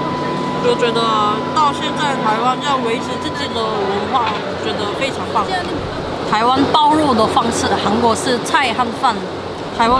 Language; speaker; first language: Chinese; non-native, fluent; Korean